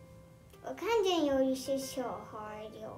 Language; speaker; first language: Chinese; early bilingual, heritage; Chinese